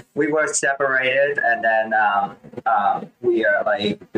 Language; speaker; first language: English; non-native, learner; Vietnamese